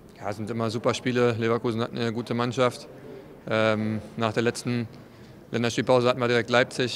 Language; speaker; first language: German; native; German